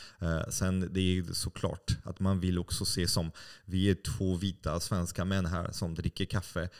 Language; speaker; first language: Swedish; non-native, fluent; French